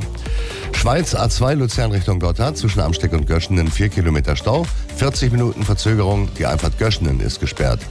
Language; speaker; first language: German; native; German